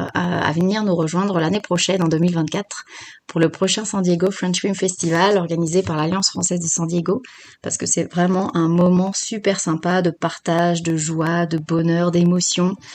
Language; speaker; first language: French; native; French